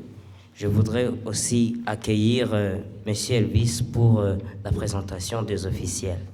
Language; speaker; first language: French; non-native, local second language; Kinyarwanda